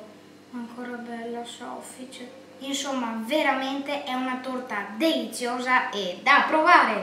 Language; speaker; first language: Italian; native; Italian